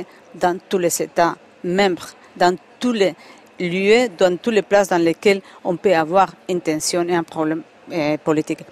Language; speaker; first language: French; non-native, fluent; Spanish